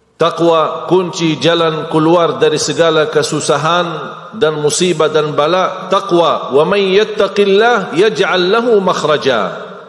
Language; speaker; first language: Malay; non-native, fluent; Arabic